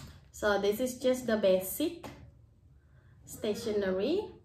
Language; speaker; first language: English; non-native, fluent; Indonesian